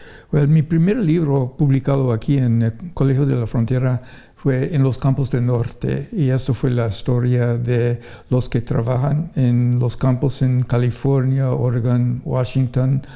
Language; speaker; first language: Spanish; non-native, fluent; English